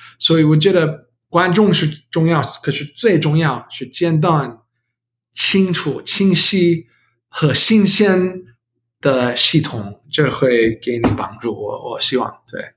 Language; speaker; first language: Chinese; non-native, learner; English